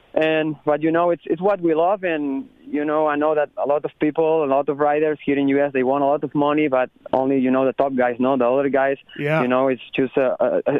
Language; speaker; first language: English; non-native, learner; Spanish